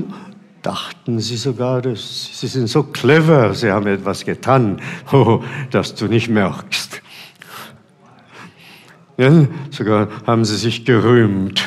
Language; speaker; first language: German; non-native, fluent; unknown